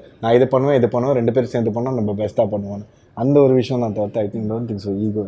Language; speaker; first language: Tamil; native; Tamil